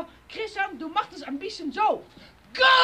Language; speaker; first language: German; non-native, learner; Dutch